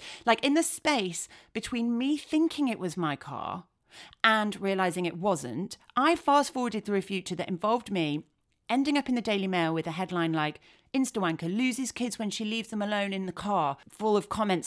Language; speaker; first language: English; native; English